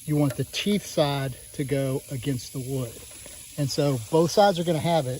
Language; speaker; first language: English; native; English